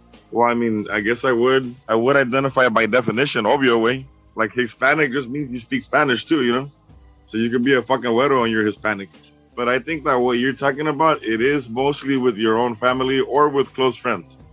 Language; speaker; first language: English; early bilingual, other home language; Spanish